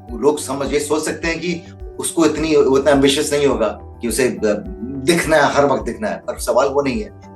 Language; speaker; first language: Hindi; native; Hindi